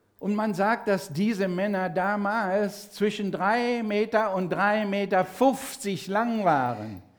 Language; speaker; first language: German; non-native, fluent; Spanish